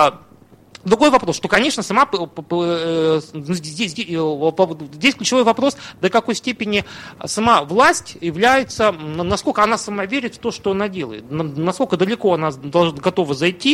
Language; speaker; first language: Russian; native; Russian